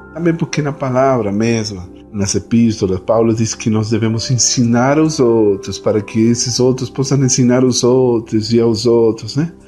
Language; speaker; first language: Portuguese; non-native, fluent; Spanish